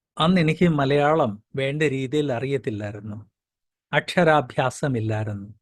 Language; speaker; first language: Malayalam; early bilingual, heritage; Malayalam